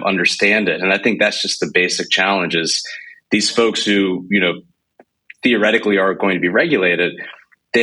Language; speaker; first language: English; native; English